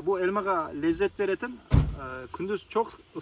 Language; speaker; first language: Turkish; non-native, local second language; Kazakh